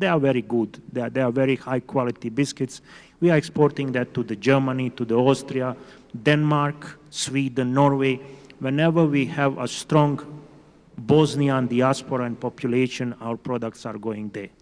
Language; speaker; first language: English; non-native, fluent; Bosnian